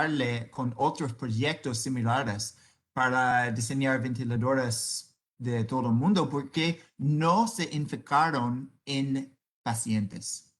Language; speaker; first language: Spanish; non-native, fluent; English